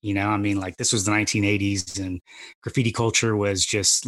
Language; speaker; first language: English; native; English